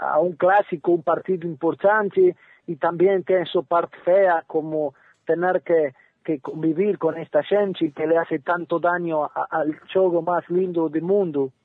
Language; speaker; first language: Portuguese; non-native, learner; Spanish